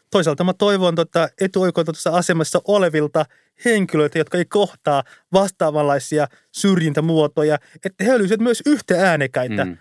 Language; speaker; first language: Finnish; early bilingual, other home language; Somali